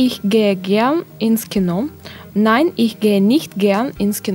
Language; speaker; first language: German; non-native, learner; Russian